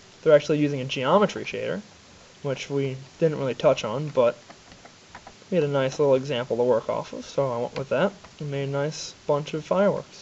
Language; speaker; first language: English; native; English